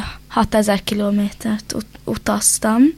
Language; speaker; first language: Hungarian; early bilingual, heritage; Hungarian